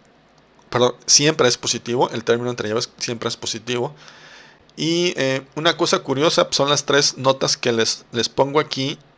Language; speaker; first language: Spanish; native; Spanish